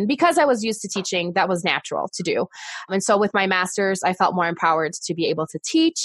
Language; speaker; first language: English; non-native, fluent; Portuguese